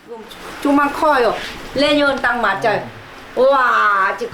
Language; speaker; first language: Korean; non-native, learner; Vietnamese